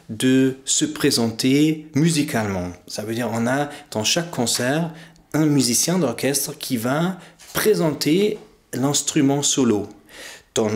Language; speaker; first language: French; non-native, fluent; German